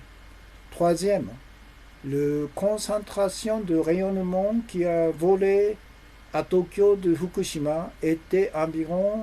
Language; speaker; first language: French; non-native, learner; Japanese